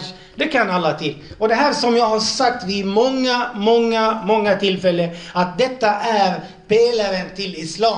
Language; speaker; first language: Swedish; non-native, local second language; Arabic